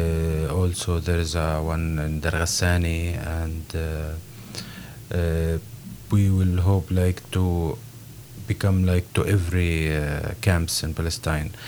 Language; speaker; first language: English; non-native, fluent; Arabic